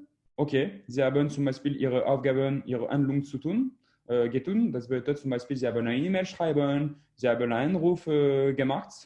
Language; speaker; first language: German; non-native, learner; French